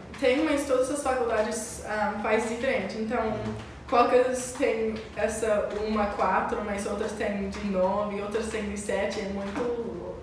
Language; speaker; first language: Portuguese; non-native, learner; English